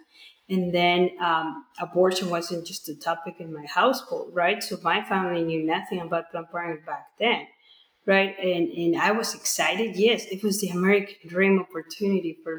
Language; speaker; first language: English; non-native, fluent; Spanish